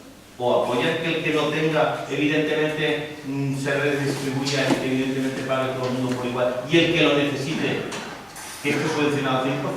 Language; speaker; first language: Spanish; native; Spanish